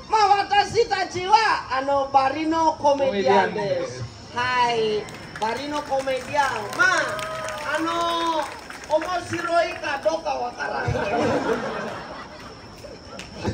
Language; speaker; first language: Japanese; non-native, learner; Balinese